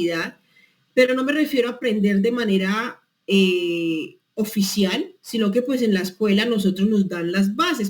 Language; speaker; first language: Spanish; native; Spanish